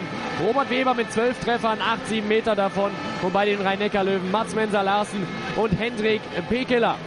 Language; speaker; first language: German; native; German